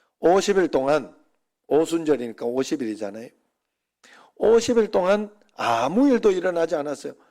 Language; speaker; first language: Korean; native; Korean